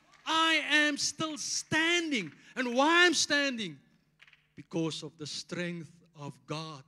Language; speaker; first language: English; non-native, local second language; Afrikaans